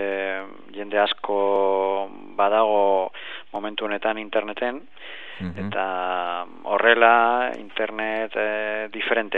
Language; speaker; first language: Basque; non-native, learner; Spanish